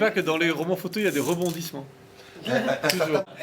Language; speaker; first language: French; native; French